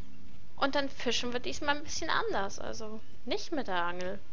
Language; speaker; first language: German; native; German